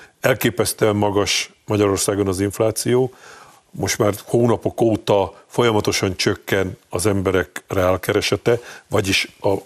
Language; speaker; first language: Hungarian; native; Hungarian